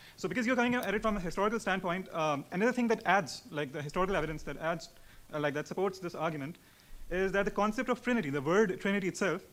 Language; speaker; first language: English; non-native, local second language; Urdu